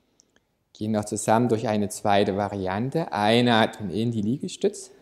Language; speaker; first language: German; native; German